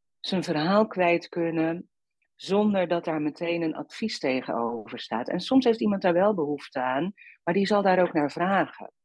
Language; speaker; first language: Dutch; native; Dutch